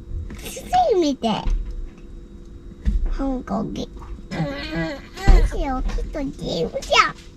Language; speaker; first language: Japanese; early bilingual, other home language; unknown